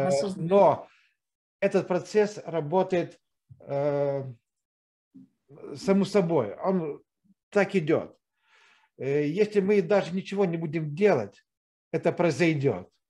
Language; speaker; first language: Russian; non-native, fluent; Lithuanian